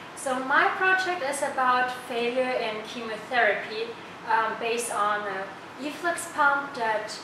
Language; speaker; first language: English; non-native, fluent; German